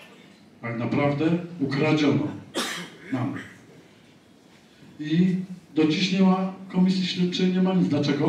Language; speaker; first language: Polish; native; Polish